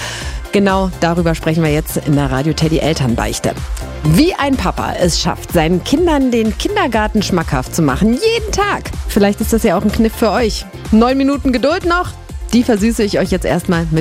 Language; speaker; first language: German; native; German